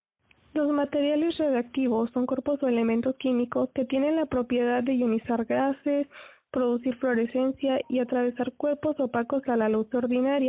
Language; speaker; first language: Spanish; native; Spanish